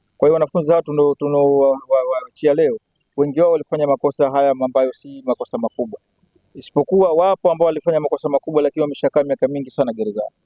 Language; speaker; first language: Swahili; native; Swahili